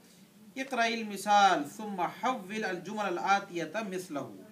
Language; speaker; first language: Arabic; non-native, fluent; English